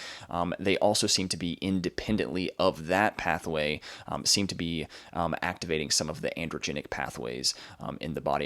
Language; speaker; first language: English; native; English